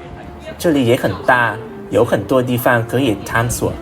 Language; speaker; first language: Chinese; non-native, learner; Vietnamese